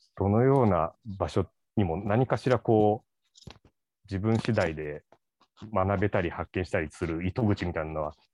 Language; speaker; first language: Japanese; native; Japanese